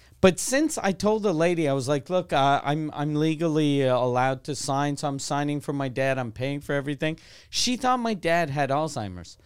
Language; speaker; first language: English; non-native, local second language; French